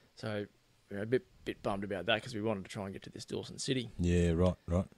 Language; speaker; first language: English; native; English